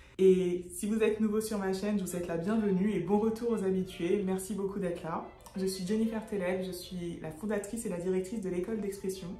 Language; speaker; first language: French; native; French